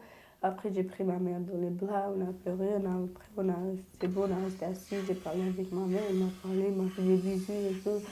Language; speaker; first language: French; non-native, learner; Romanian